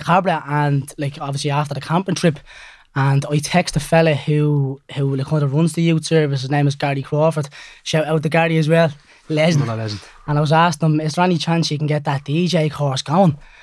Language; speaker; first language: English; native; English